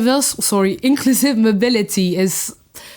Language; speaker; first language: English; non-native, fluent; French